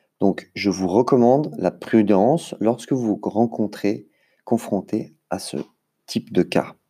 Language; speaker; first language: French; native; French